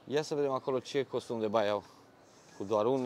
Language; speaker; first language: Romanian; native; Romanian